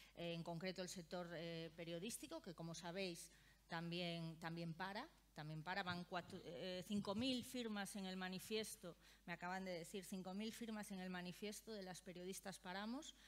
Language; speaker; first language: Spanish; native; Spanish